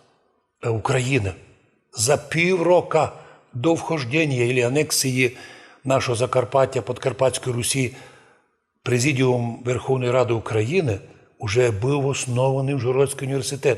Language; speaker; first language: Ukrainian; non-native, local second language; Rusyn